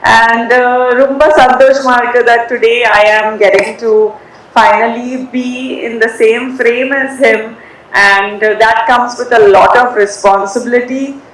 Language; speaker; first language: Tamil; non-native, learner; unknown